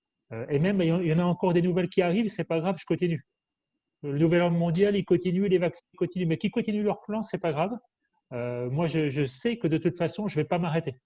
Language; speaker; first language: French; native; French